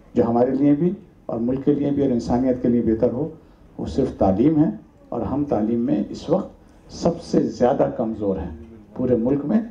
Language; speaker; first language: Urdu; native; Urdu